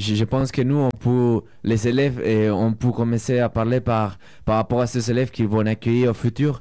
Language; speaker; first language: French; non-native, fluent; Spanish